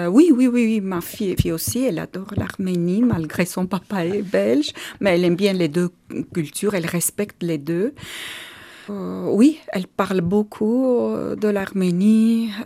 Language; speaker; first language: French; non-native, learner; Armenian